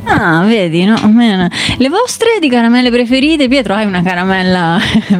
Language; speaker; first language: Italian; native; Italian